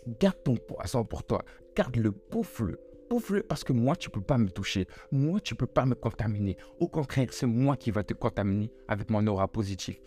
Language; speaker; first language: French; native; French